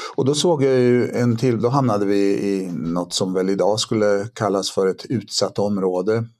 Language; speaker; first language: Swedish; early bilingual, other home language; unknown